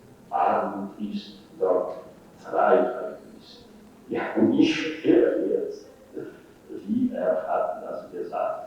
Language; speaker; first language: German; non-native, fluent; Polish